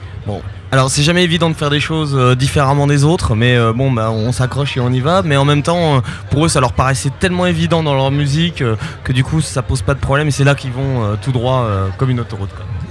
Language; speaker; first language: French; native; French